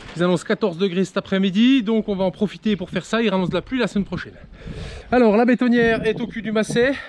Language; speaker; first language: French; native; French